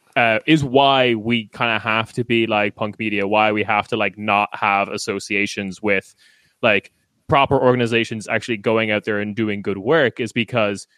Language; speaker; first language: English; native; English